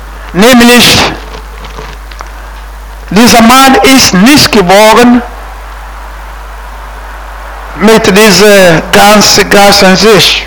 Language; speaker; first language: German; non-native, fluent; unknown